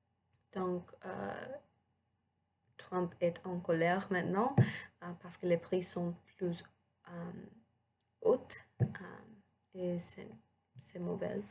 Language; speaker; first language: French; non-native, learner; English